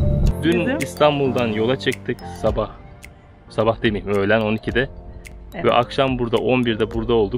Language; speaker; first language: Turkish; native; Turkish